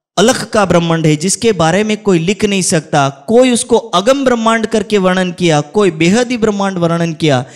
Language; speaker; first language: Hindi; native; Hindi